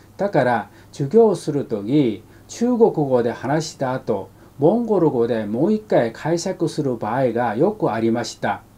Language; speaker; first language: Japanese; non-native, fluent; Korean